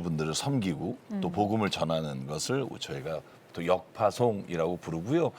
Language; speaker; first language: Korean; native; Korean